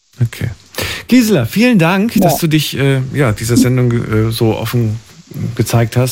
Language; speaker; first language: German; native; German